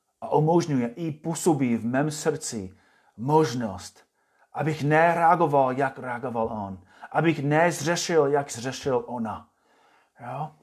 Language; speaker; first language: Czech; non-native, fluent; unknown